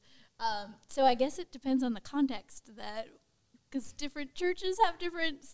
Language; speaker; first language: English; native; English